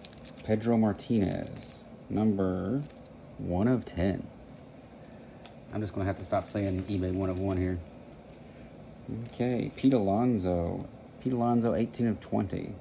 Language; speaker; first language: English; native; English